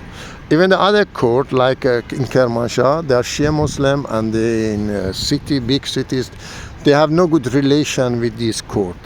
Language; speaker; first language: English; non-native, learner; Persian